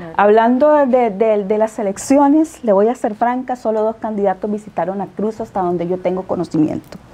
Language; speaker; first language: Spanish; native; Spanish